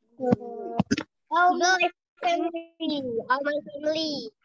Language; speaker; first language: English; non-native, local second language; Indonesian